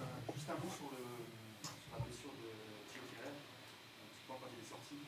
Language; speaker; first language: French; native; French